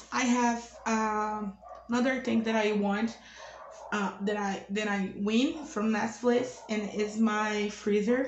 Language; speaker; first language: English; non-native, learner; Portuguese